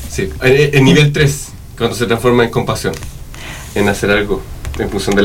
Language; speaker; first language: Spanish; native; Spanish